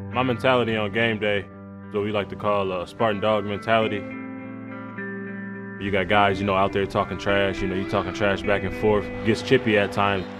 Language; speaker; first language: English; native; English